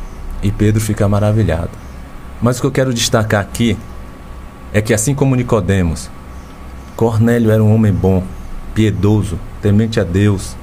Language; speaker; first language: Portuguese; native; Portuguese